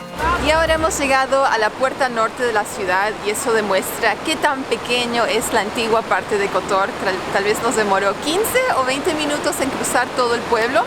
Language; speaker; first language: Spanish; native; Spanish